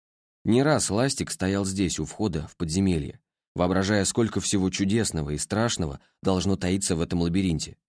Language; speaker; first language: Russian; native; Russian